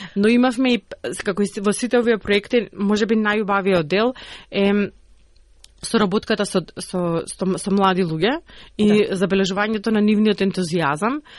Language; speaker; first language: Macedonian; native; Macedonian